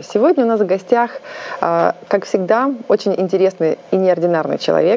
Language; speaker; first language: Russian; native; Russian